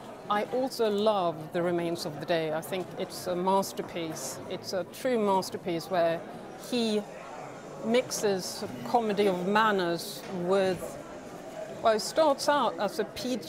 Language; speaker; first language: English; non-native, fluent; Swedish